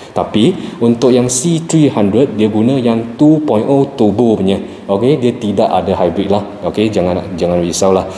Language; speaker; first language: Malay; non-native, local second language; Chinese